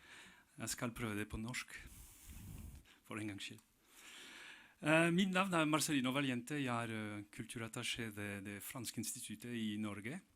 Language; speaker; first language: Norwegian; non-native, fluent; French